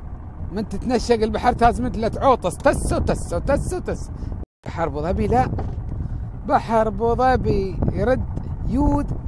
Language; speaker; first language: Arabic; native; Arabic